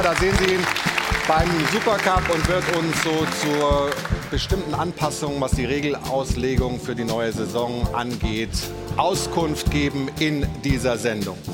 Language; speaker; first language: German; native; German